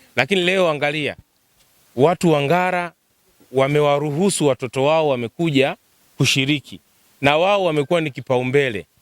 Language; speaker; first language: Swahili; native; Swahili